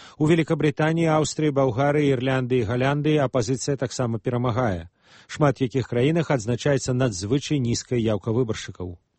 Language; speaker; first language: Belarusian; native; Belarusian